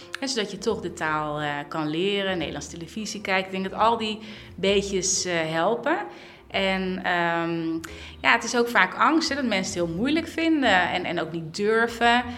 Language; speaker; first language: Dutch; native; Dutch